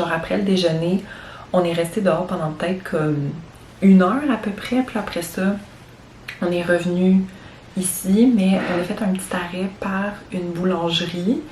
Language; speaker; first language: French; native; French